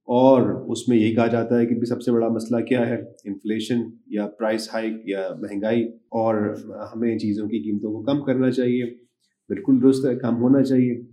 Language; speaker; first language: Urdu; native; Urdu